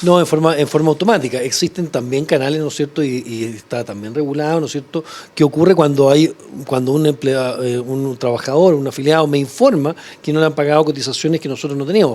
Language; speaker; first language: Spanish; native; Spanish